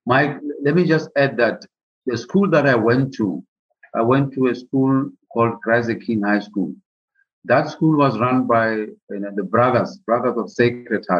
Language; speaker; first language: English; non-native, local second language; Southern Sotho